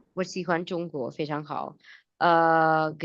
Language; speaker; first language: Chinese; non-native, fluent; Hindi